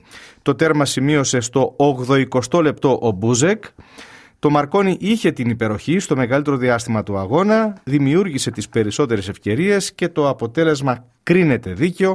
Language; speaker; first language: Greek; native; Greek